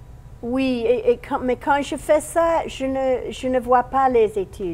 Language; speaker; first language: French; non-native, fluent; English